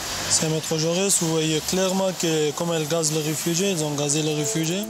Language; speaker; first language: French; non-native, learner; Persian